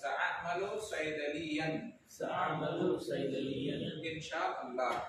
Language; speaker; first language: Arabic; non-native, fluent; Urdu